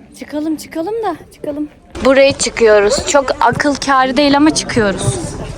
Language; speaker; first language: Turkish; native; Turkish